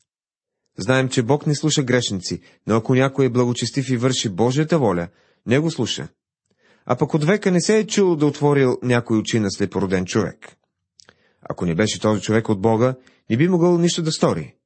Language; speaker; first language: Bulgarian; native; Bulgarian